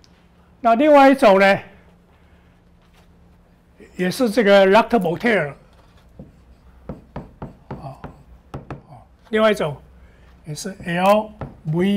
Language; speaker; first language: Chinese; native; Chinese